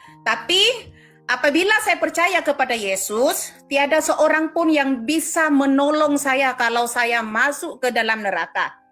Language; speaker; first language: Indonesian; non-native, local second language; Madurese